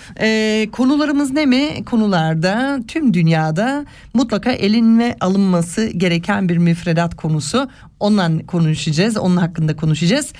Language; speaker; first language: Turkish; early bilingual, heritage; Turkish